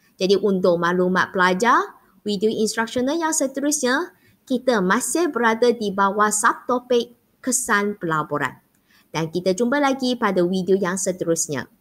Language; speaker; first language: Malay; non-native, local second language; Chinese